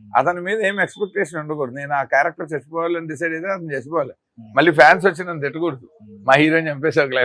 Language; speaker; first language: Telugu; native; Telugu